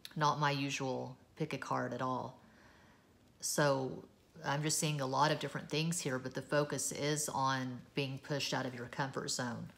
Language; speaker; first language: English; native; English